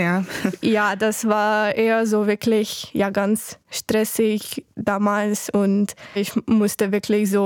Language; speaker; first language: German; non-native, fluent; Ukrainian